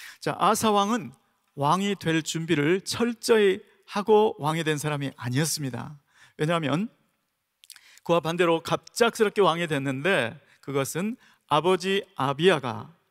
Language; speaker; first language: Korean; native; Korean